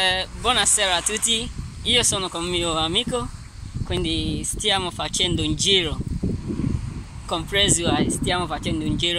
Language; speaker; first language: Italian; non-native, learner; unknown